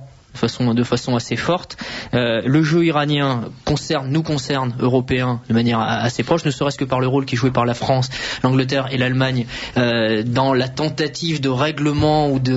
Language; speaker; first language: French; native; French